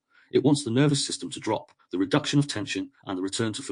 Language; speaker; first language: English; native; English